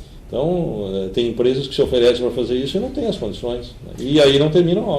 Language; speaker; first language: Portuguese; native; Portuguese